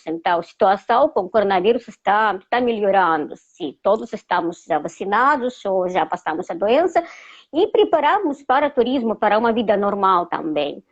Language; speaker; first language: Portuguese; non-native, fluent; Russian